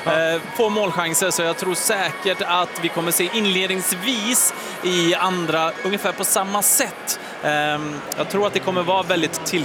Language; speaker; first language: Swedish; native; Swedish